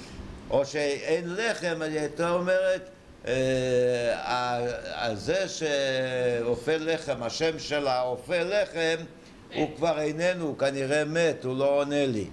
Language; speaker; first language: Hebrew; early bilingual, other home language; Yiddish